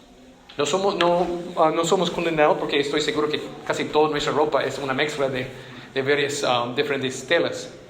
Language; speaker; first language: Spanish; non-native, fluent; English